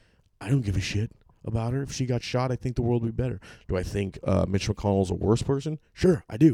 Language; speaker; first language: English; native; English